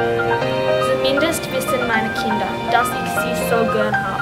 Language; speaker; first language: German; non-native, learner; English